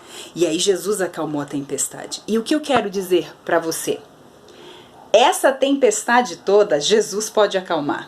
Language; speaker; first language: Portuguese; native; Portuguese